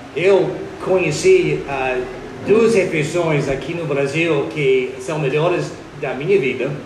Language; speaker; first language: Portuguese; non-native, fluent; English